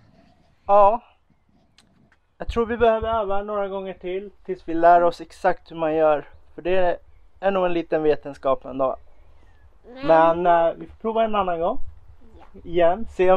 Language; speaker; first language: Swedish; non-native, fluent; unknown